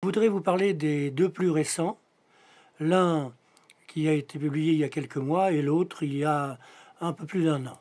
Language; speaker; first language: French; native; French